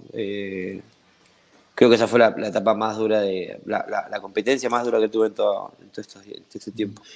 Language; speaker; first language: Spanish; native; Spanish